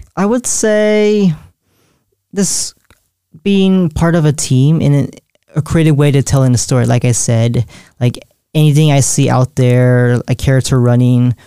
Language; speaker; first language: English; native; English